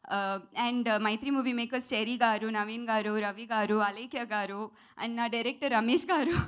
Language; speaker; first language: Telugu; non-native, learner; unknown